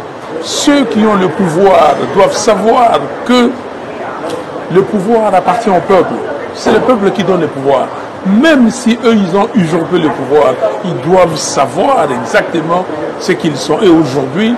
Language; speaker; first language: French; non-native, local second language; Lingala